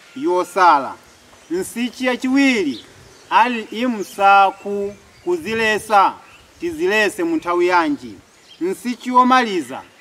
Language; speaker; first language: Nyanja; non-native, local second language; Yao